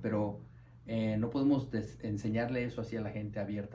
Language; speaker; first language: Spanish; native; Spanish